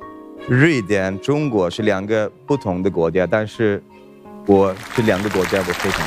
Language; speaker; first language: Chinese; non-native, learner; Swedish